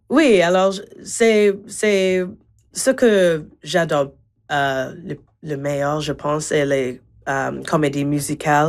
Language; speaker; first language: French; non-native, learner; English